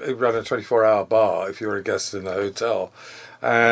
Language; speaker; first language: English; native; English